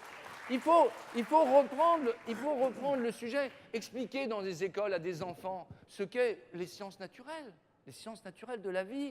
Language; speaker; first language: French; native; French